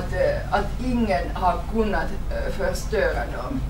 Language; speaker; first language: Swedish; non-native, fluent; Finnish